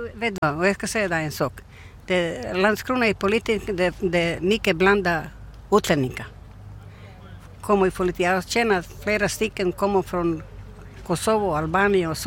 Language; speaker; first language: Swedish; non-native, learner; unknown